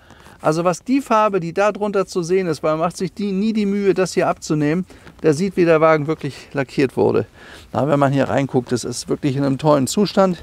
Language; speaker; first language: German; native; German